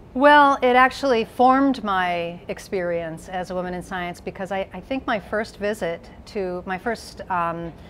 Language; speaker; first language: English; native; English